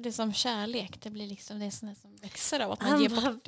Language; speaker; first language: Swedish; native; Swedish